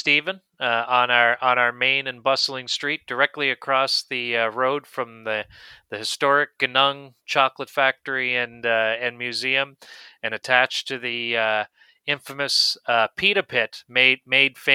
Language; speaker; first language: English; native; English